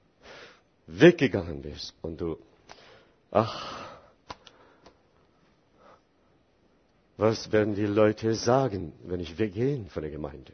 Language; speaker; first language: German; non-native, fluent; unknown